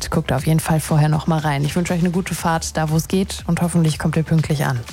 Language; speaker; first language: German; native; German